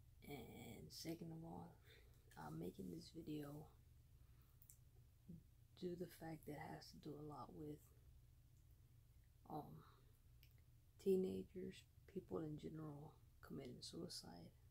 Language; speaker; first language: English; early bilingual, other home language; Spanish